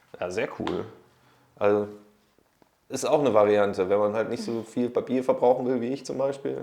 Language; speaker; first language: German; native; German